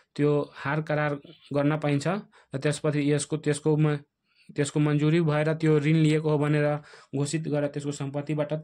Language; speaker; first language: Nepali; non-native, local second language; Bhojpuri